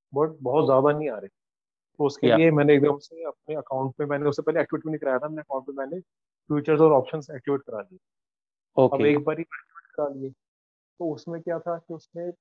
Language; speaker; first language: Hindi; native; Hindi